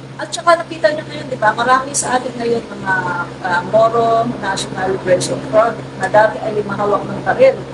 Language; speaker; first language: Filipino; non-native, local second language; Cebuano